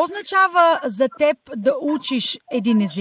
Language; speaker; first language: Bulgarian; native; Bulgarian